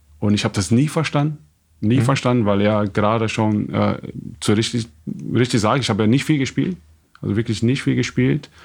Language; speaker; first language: German; non-native, fluent; Portuguese